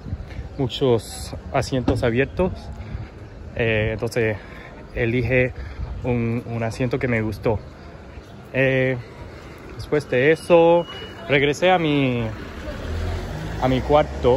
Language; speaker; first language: Spanish; early bilingual, heritage; English